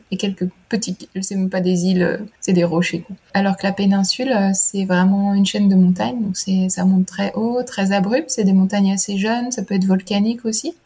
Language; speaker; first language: French; native; French